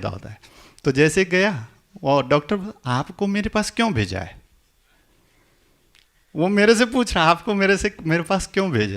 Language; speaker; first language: Hindi; native; Hindi